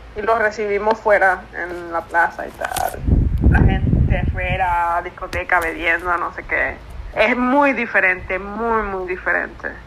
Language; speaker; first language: Spanish; native; Spanish